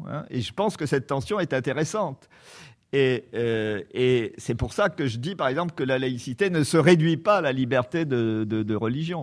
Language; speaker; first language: French; native; French